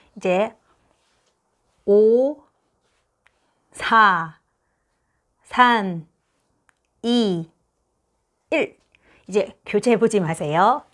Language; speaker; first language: Korean; non-native, fluent; Chinese